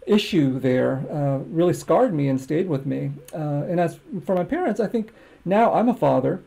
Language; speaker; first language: English; native; English